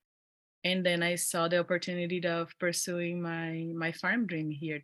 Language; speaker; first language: English; non-native, fluent; Portuguese